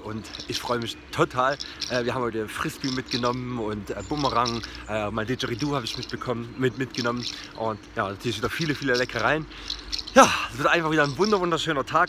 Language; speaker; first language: German; native; German